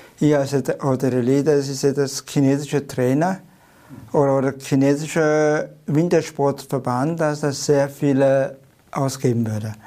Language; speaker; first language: German; non-native, fluent; Chinese